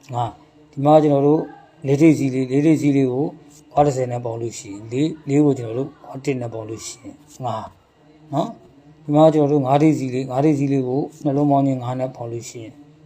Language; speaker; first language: Burmese; native; Burmese